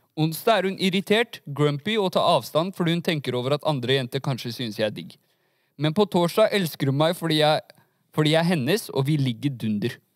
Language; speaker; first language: Norwegian; early bilingual, other home language; Persian